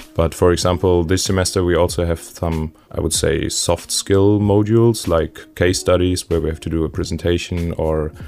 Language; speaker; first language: English; non-native, fluent; German